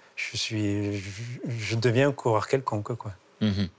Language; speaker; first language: French; native; French